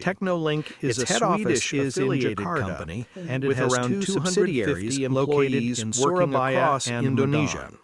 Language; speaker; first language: English; non-native, learner; Indonesian